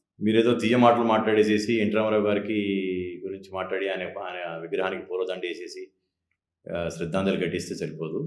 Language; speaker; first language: Telugu; native; Telugu